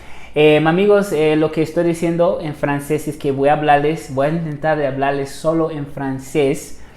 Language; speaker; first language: Spanish; non-native, fluent; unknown